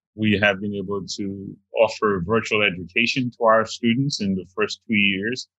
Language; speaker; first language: English; non-native, fluent; Haitian Creole